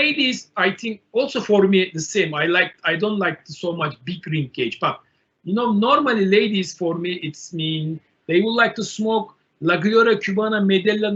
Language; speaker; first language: English; non-native, learner; Turkish